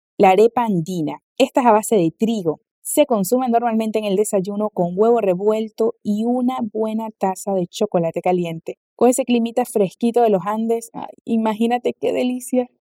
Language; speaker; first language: Spanish; native; Spanish